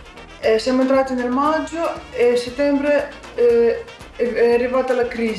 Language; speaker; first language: Italian; early bilingual, other home language; Ukrainian